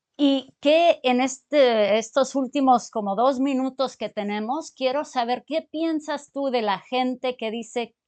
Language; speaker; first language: Spanish; early bilingual, other home language; English